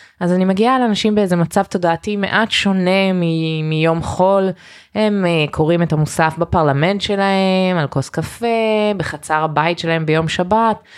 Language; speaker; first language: Hebrew; early bilingual, heritage; Hebrew